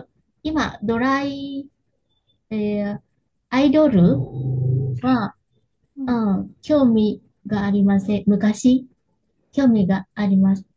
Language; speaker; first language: Japanese; non-native, learner; Vietnamese